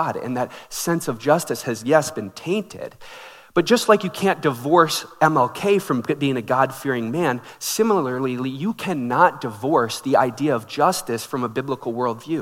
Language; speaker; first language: English; native; English